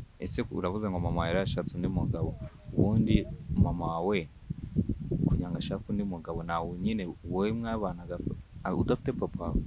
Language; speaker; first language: Kinyarwanda; native; Kinyarwanda